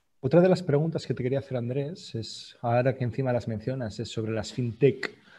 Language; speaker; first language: Spanish; native; Spanish